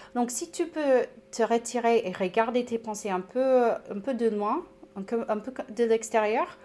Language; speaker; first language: French; non-native, fluent; English